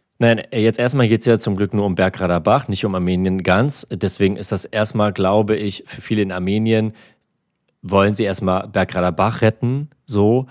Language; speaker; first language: German; early bilingual, other home language; Armenian